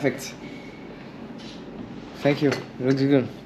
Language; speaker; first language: English; non-native, learner; French